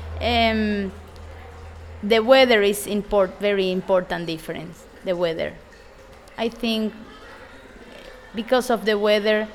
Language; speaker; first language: English; non-native, fluent; Spanish